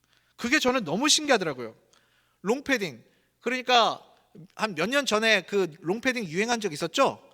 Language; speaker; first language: Korean; native; Korean